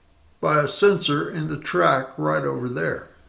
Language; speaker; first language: English; native; English